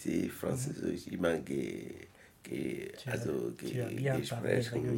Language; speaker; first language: German; non-native, learner; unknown